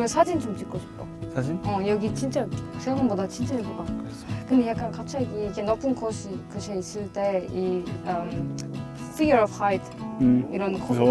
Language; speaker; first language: Korean; non-native, learner; Greek